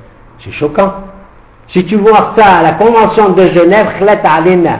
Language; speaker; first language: French; native; French